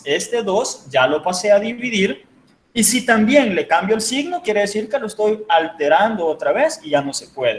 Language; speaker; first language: Spanish; native; Spanish